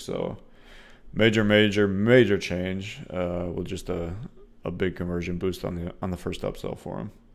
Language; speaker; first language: English; native; English